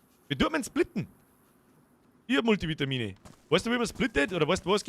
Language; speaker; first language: German; native; German